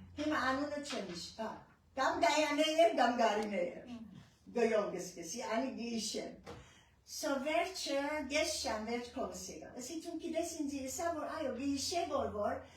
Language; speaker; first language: Armenian; early bilingual, heritage; Armenian